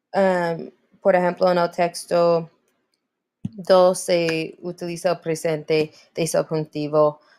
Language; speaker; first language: Spanish; non-native, learner; English